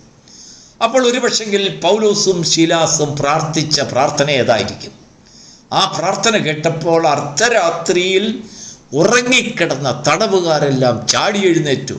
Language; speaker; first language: Malayalam; native; Malayalam